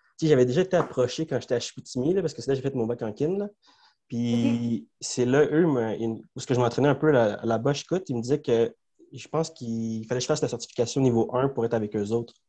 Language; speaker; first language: French; early bilingual, other home language; Spanish